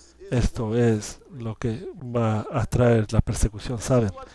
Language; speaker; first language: Spanish; non-native, learner; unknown